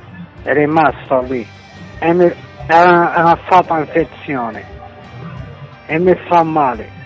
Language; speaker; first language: Italian; non-native, fluent; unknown